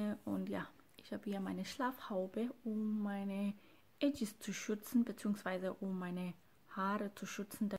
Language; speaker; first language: German; non-native, fluent; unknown